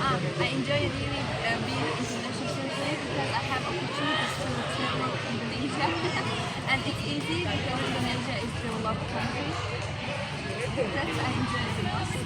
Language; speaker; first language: English; non-native, fluent; Tajik